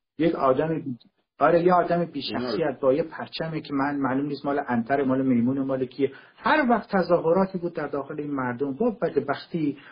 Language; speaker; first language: Persian; non-native, local second language; Kurdish